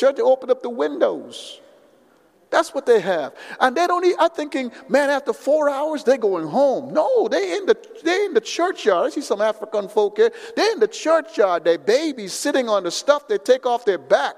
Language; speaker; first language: English; native; English